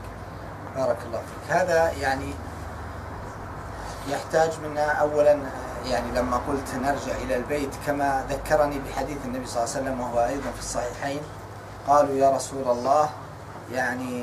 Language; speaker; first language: Arabic; native; Arabic